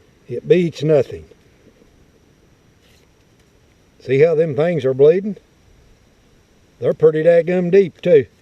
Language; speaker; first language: English; native; English